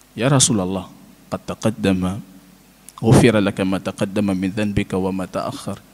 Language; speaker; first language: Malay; non-native, local second language; Achinese